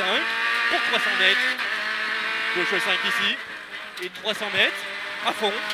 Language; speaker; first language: French; native; French